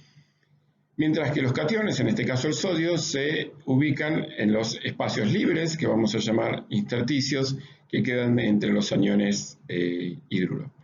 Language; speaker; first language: Spanish; native; Spanish